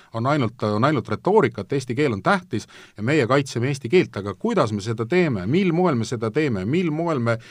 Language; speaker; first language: Estonian; native; Estonian